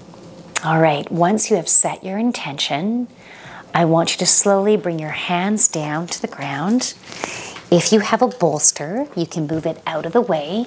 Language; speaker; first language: English; native; English